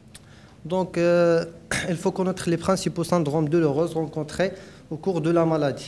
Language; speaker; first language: French; non-native, local second language; Arabic